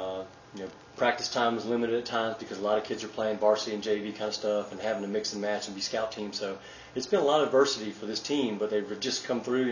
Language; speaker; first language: English; native; English